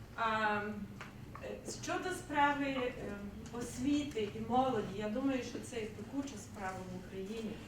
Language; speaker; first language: Ukrainian; early bilingual, heritage; Ukrainian